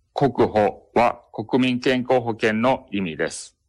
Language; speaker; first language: Japanese; native; Japanese